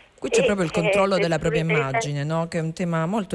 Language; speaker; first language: Italian; native; Italian